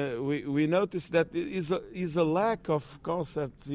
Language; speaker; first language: English; non-native, fluent; Portuguese